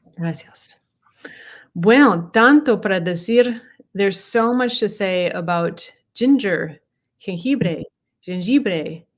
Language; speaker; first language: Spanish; non-native, learner; English